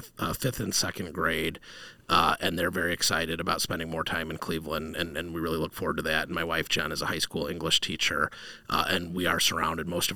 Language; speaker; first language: English; native; English